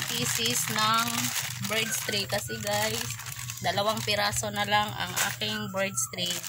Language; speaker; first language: Filipino; non-native, local second language; Cebuano